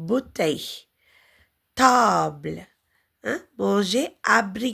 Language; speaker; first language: French; non-native, learner; Tamil